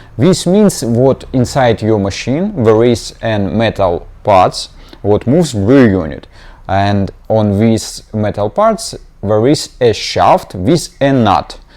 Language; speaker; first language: English; non-native, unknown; Ukrainian